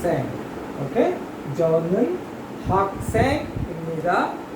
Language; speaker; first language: Korean; non-native, fluent; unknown